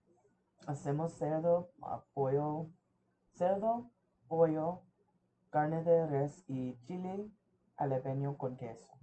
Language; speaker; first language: Spanish; early bilingual, heritage; English